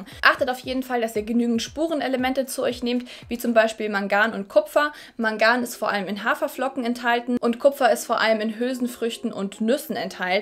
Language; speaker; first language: German; native; German